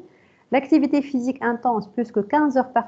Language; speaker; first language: French; non-native, local second language; Arabic